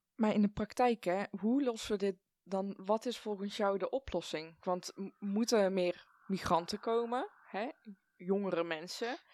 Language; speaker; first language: Dutch; early bilingual, other home language; Persian